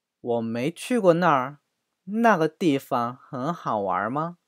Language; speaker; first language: Chinese; non-native, fluent; Korean